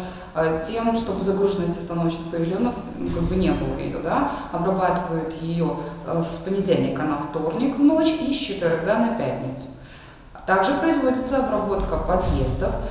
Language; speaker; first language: Russian; native; Russian